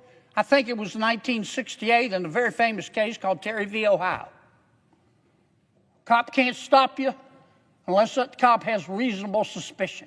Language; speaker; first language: English; native; English